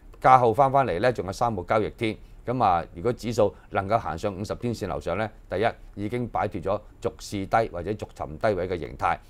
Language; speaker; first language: Cantonese; native; Cantonese